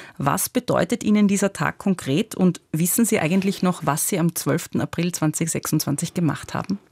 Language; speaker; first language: German; native; German